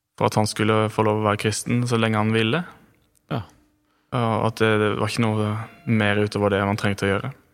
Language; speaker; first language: Norwegian; native; Norwegian